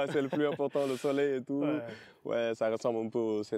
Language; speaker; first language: French; non-native, local second language; Wolof